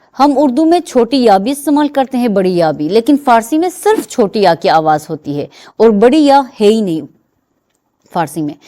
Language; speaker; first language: Urdu; non-native, fluent; Persian